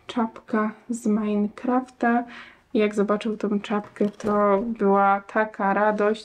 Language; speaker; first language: Polish; native; Polish